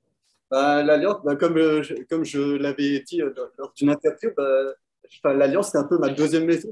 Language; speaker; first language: French; non-native, fluent; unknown